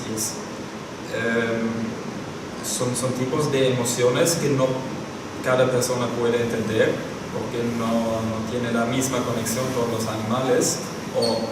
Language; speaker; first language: Spanish; non-native, fluent; German